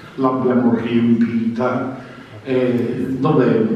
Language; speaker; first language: Italian; native; Italian